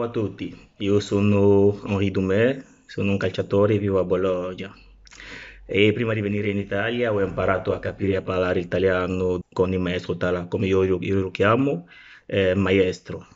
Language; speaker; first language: Italian; non-native, fluent; French